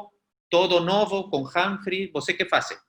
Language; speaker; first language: Portuguese; non-native, learner; Spanish